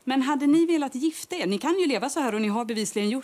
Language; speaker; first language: Swedish; native; Swedish